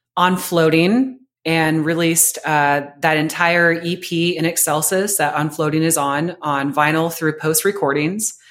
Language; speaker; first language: English; native; English